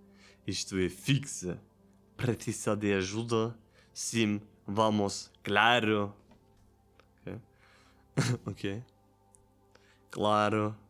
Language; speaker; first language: Portuguese; non-native, learner; German